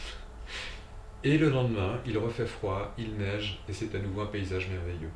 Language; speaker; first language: French; native; French